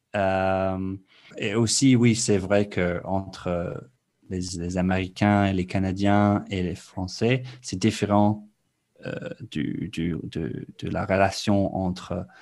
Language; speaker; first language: French; non-native, fluent; English